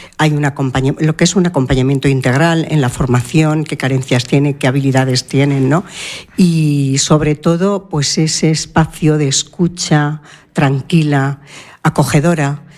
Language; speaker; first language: Spanish; native; Spanish